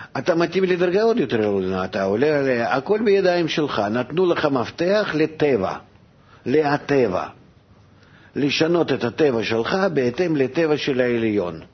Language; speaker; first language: Hebrew; non-native, fluent; Russian